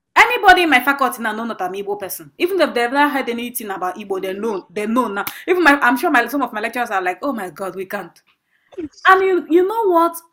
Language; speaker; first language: English; non-native, local second language; Igbo